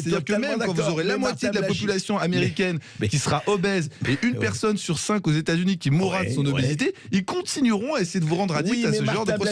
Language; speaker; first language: French; native; French